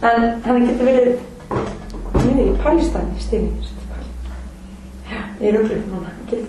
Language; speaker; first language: Icelandic; non-native, learner; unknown